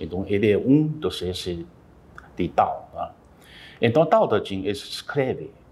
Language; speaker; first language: Portuguese; non-native, learner; Chinese